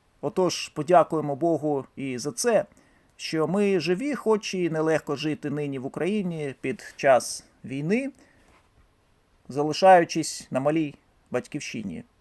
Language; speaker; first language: Ukrainian; native; Ukrainian